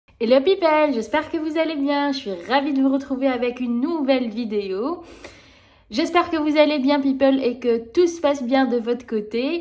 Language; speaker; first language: French; non-native, local second language; Arabic